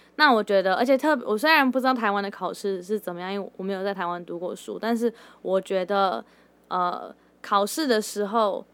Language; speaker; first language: Chinese; early bilingual, heritage; Chinese